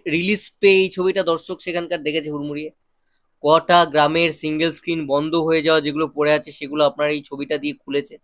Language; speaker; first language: Bangla; native; Bangla